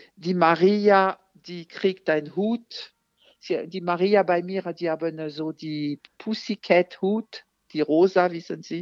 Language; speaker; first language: German; non-native, fluent; French